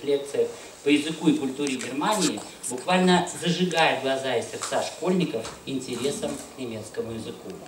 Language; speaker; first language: Russian; native; Russian